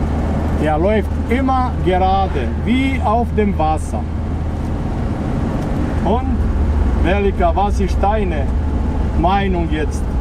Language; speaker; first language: German; non-native, fluent; Serbian